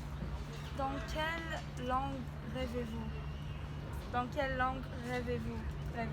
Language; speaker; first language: French; non-native, learner; Turkish